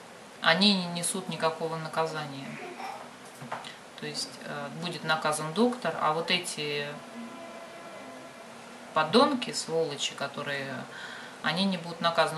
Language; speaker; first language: Russian; native; Russian